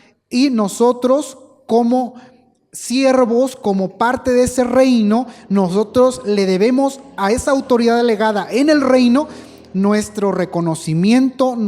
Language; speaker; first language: Spanish; native; Spanish